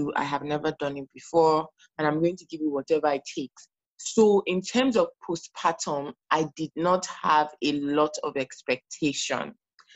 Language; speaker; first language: English; non-native, local second language; Yoruba